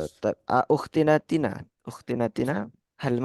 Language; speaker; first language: Arabic; non-native, fluent; Indonesian